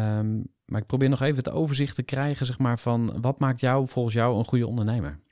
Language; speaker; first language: Dutch; native; Dutch